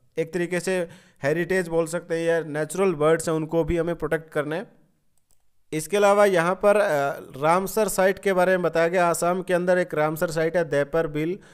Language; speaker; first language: Hindi; native; Hindi